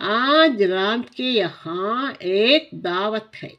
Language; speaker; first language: Hindi; non-native, local second language; Tamil